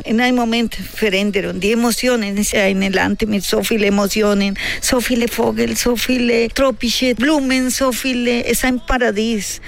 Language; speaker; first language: German; non-native, fluent; Spanish